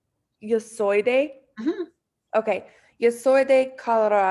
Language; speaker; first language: Spanish; non-native, learner; English